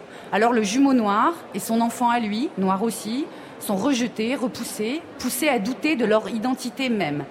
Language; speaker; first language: French; native; French